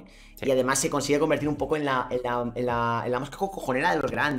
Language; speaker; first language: Spanish; native; Spanish